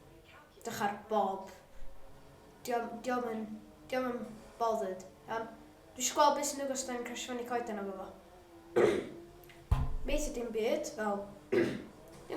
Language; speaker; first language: Welsh; non-native, local second language; English